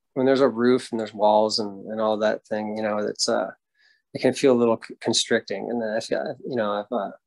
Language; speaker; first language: English; native; English